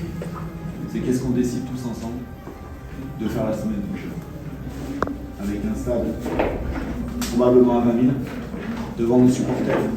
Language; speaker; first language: French; native; French